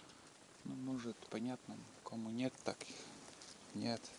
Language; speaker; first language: Russian; native; Russian